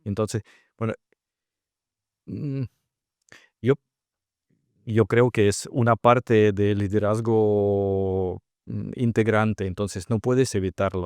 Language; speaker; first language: Spanish; non-native, fluent; Russian